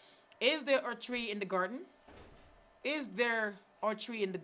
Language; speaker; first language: English; non-native, fluent; Haitian Creole